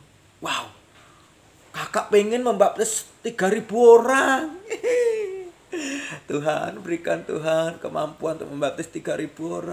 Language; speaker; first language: Indonesian; native; Indonesian